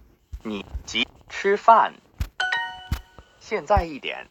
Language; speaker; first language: Chinese; non-native, learner; English